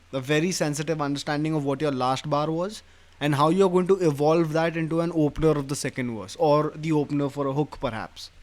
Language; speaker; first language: English; non-native, local second language; Hindi